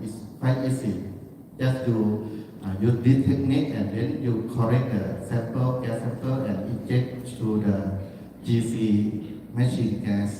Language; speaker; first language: English; non-native, learner; Thai